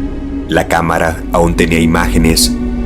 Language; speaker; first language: Spanish; native; Spanish